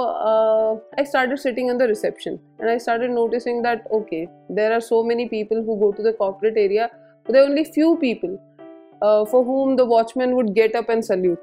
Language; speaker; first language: English; non-native, local second language; Hindi